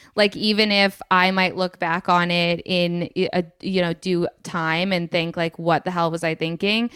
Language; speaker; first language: English; native; English